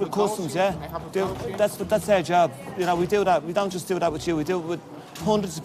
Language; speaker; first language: English; native; English